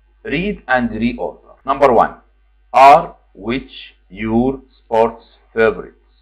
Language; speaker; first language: English; non-native, fluent; Arabic